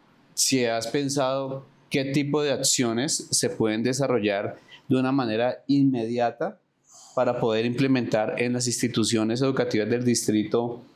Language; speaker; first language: Spanish; native; Spanish